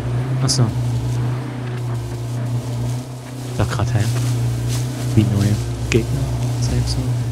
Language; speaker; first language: German; native; German